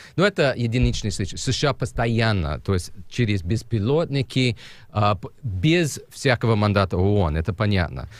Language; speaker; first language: Russian; non-native, fluent; English